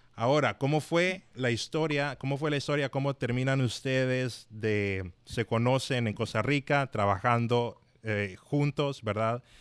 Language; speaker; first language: Spanish; native; Spanish